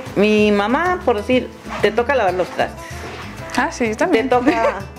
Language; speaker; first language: Spanish; native; Spanish